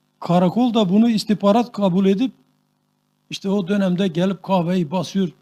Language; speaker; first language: Turkish; non-native, local second language; Kurdish